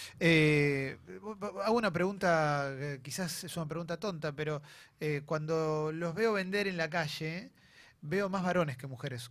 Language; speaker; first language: Spanish; native; Spanish